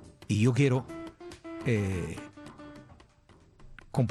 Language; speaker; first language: Spanish; native; Spanish